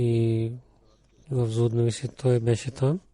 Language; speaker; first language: Bulgarian; non-native, learner; Urdu